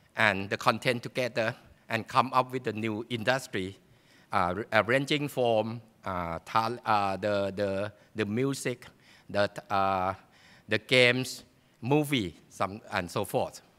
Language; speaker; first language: English; non-native, fluent; Thai